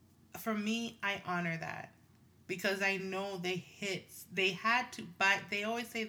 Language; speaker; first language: English; non-native, local second language; Swahili